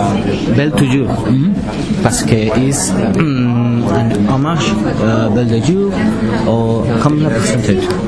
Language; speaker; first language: French; non-native, learner; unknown